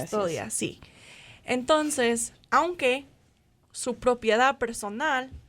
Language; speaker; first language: Spanish; non-native, fluent; English